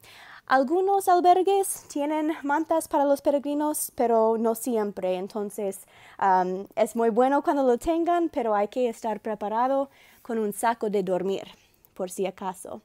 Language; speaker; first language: Spanish; non-native, fluent; English